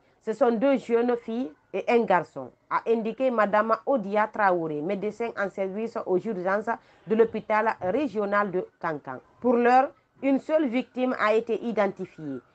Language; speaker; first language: French; non-native, local second language; Fula